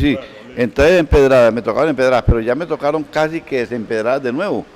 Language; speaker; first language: Spanish; native; Spanish